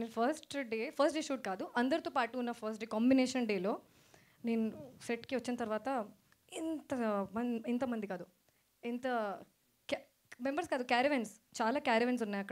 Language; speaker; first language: Telugu; non-native, fluent; Hindi